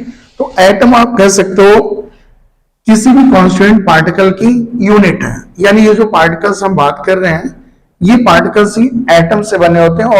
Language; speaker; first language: Hindi; native; Hindi